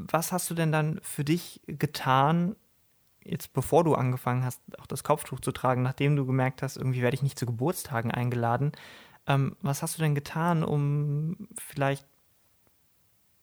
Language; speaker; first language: German; native; German